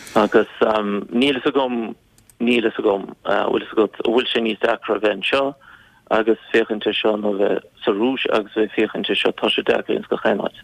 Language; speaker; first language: Irish; non-native, fluent; Russian